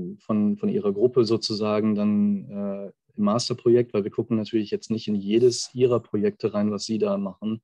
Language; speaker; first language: German; native; German